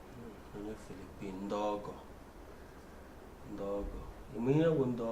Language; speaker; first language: Igbo; native; Igbo